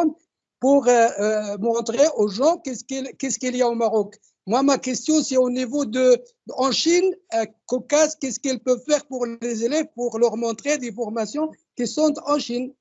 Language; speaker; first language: French; non-native, local second language; Arabic